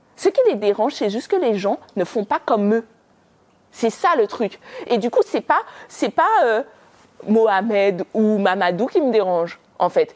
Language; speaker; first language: French; native; French